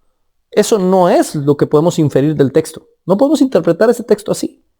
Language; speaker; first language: Spanish; native; Spanish